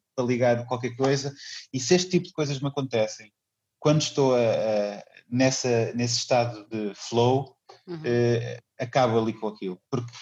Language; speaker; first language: Portuguese; native; Portuguese